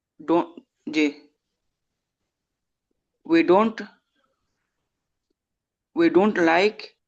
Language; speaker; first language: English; non-native, learner; Bangla